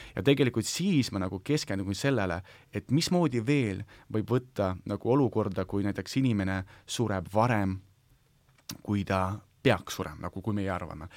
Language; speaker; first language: Estonian; non-native, local second language; Russian